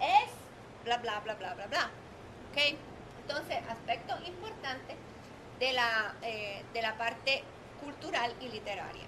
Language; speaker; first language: Spanish; non-native, fluent; Italian